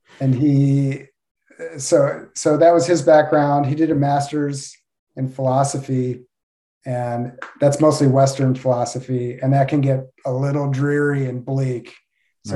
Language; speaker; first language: English; native; English